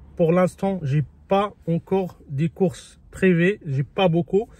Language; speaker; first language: French; early bilingual, other home language; Spanish